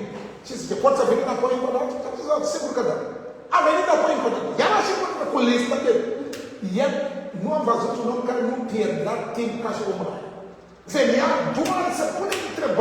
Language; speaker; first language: Romanian; non-native, learner; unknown